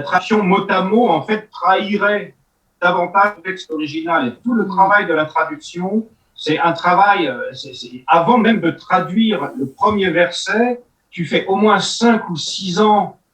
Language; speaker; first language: French; native; French